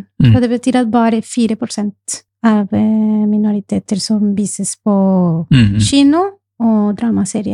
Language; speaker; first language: Norwegian; non-native, fluent; Spanish